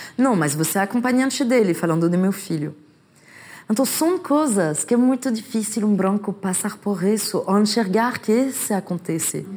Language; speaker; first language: Portuguese; non-native, fluent; French